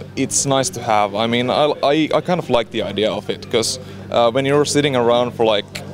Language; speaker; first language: English; non-native, fluent; Finnish